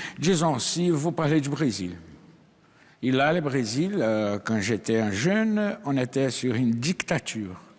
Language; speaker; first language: French; non-native, fluent; Portuguese